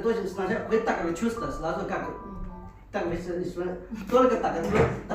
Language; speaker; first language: Russian; non-native, learner; Chinese